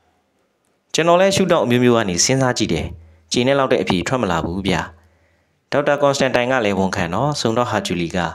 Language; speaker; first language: Burmese; native; Burmese